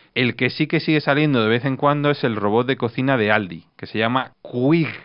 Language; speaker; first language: Spanish; non-native, fluent; Russian